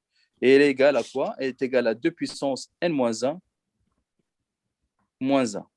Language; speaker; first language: French; native; French